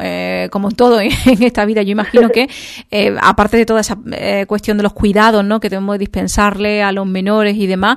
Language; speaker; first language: Spanish; native; Spanish